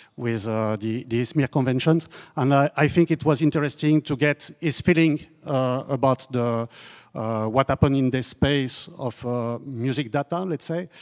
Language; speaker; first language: English; non-native, fluent; French